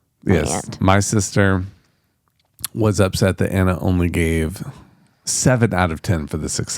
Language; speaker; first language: English; native; English